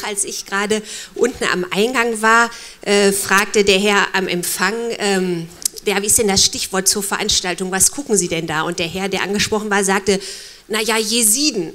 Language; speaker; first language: German; native; German